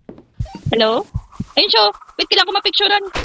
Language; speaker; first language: Filipino; native; Filipino